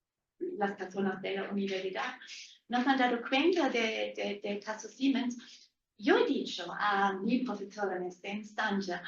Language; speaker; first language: Spanish; non-native, fluent; German